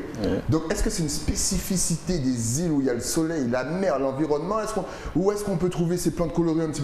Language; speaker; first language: French; native; French